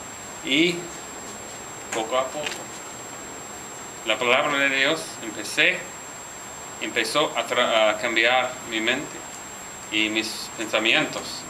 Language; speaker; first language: Spanish; non-native, learner; English